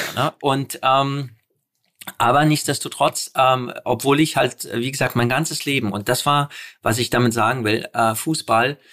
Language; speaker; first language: German; early bilingual, other home language; Polish